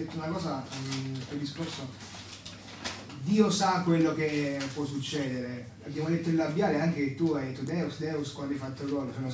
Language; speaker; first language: Italian; native; Italian